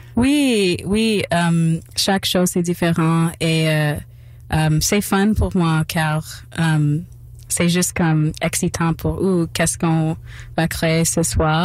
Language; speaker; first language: French; non-native, local second language; English